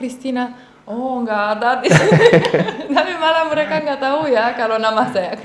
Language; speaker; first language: Indonesian; non-native, fluent; Romanian